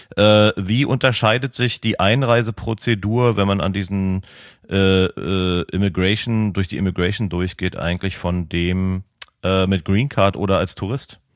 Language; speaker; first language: German; native; German